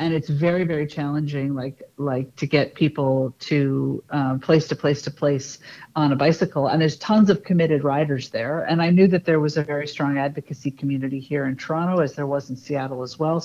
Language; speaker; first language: English; native; English